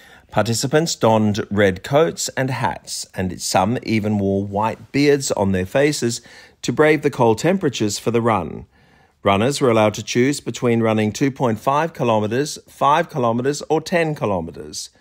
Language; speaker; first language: English; native; English